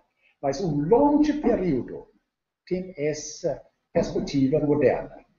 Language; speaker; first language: Portuguese; non-native, learner; Danish